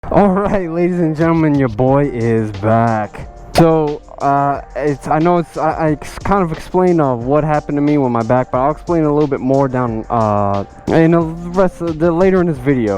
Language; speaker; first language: English; native; English